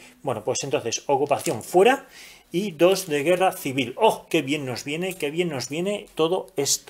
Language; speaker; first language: Spanish; native; Spanish